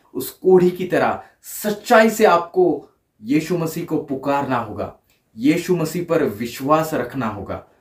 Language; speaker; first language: Hindi; non-native, local second language; Marathi